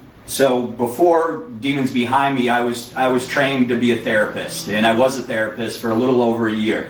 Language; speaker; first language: English; native; English